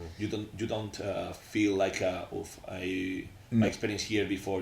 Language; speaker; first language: English; non-native, learner; Spanish